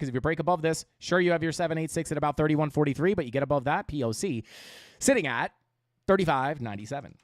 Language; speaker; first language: English; native; English